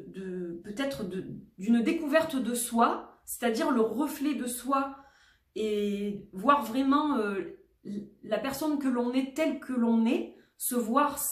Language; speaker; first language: French; native; French